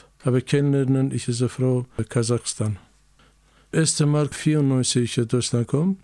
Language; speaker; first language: German; non-native, learner; Azerbaijani